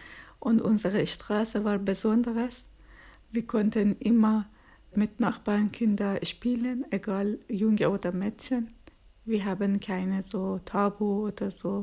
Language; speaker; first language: German; non-native, learner; Persian